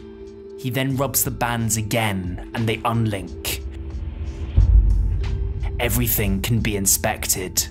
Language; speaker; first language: English; native; English